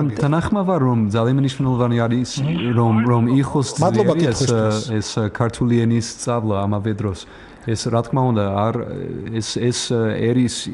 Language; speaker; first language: Georgian; non-native, learner; English